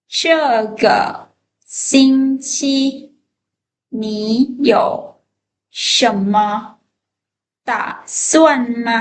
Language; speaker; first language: Chinese; non-native, fluent; Lao